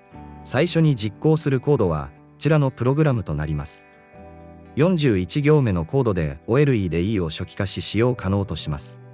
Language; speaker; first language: Japanese; native; Japanese